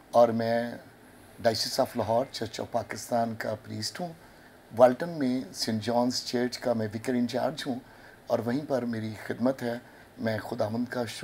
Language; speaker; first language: Urdu; non-native, local second language; Punjabi